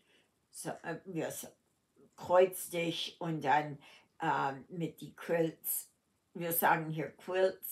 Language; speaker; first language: German; early bilingual, heritage; German